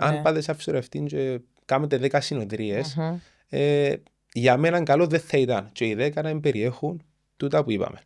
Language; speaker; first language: Greek; native; Greek